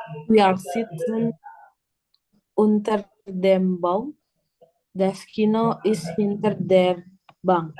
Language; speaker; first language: German; non-native, learner; Indonesian